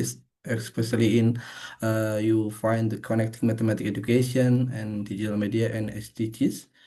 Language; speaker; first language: English; non-native, fluent; Indonesian